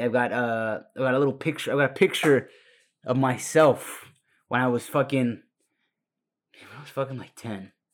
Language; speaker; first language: English; early bilingual, other home language; Spanish